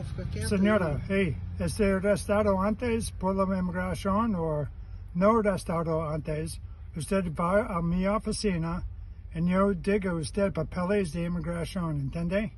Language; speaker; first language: Spanish; non-native, learner; English